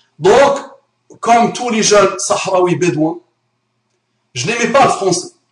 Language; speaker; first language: French; early bilingual, other home language; Arabic